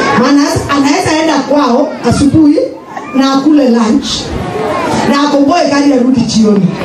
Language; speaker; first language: Swahili; non-native, local second language; Kalenjin